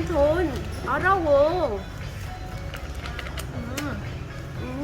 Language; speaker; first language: Korean; non-native, learner; Vietnamese